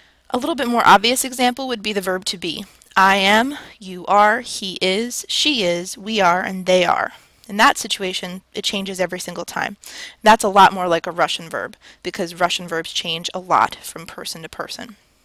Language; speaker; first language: English; native; English